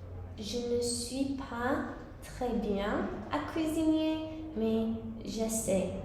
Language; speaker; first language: French; non-native, learner; English